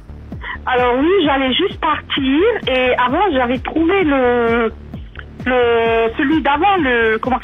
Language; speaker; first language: French; native; French